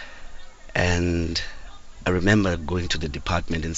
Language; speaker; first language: English; non-native, local second language; Xhosa